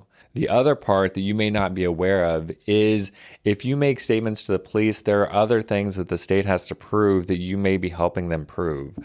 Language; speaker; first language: English; native; English